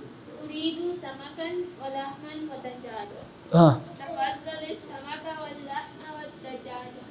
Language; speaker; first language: Arabic; non-native, learner; Urdu